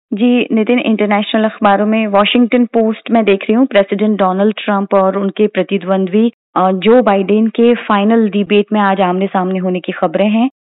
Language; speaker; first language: Hindi; native; Hindi